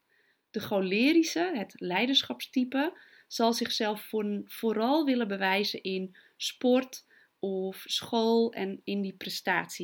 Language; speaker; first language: Dutch; native; Dutch